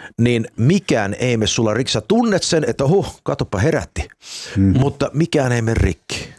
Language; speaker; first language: Finnish; early bilingual, heritage; Finnish